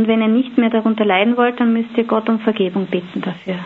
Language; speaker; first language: German; native; German